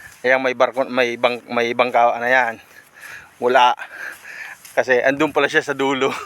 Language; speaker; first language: Filipino; non-native, local second language; Bikol